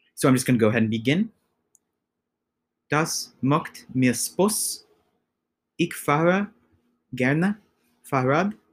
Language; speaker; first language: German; non-native, learner; English